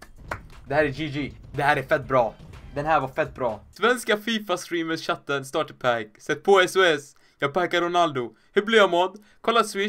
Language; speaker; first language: Swedish; native; Swedish